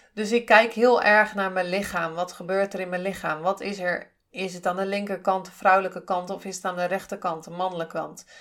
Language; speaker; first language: Dutch; native; Dutch